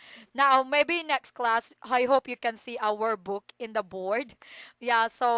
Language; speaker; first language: English; non-native, fluent; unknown